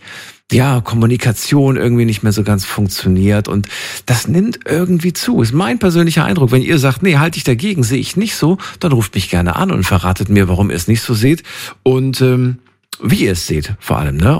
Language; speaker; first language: German; native; German